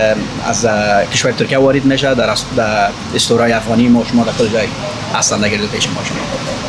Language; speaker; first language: Persian; native; Persian